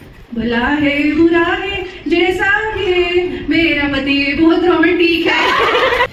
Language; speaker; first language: Hindi; non-native, local second language; Marathi